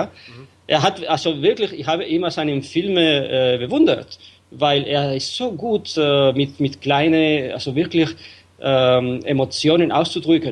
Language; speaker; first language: German; non-native, fluent; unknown